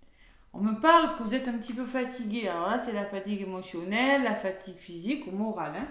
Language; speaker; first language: French; native; French